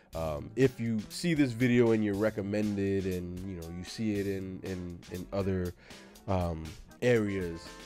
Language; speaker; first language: English; native; English